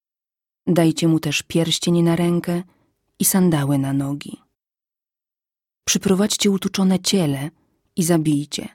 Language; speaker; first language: Polish; native; Polish